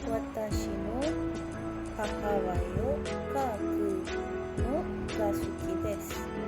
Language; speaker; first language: Japanese; non-native, learner; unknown